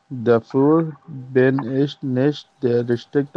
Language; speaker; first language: German; non-native, learner; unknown